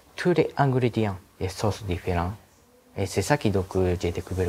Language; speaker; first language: French; non-native, learner; Japanese